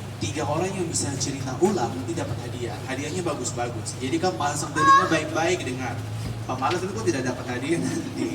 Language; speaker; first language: Malay; native; Malay